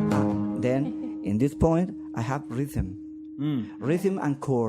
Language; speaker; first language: English; non-native, learner; Spanish